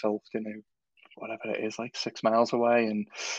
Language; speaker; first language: English; native; English